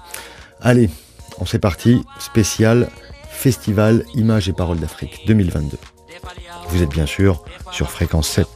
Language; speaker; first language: French; native; French